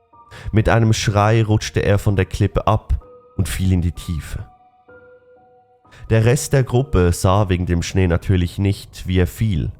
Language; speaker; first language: German; native; German